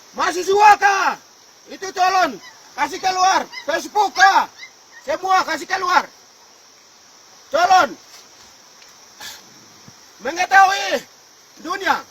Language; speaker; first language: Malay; non-native, local second language; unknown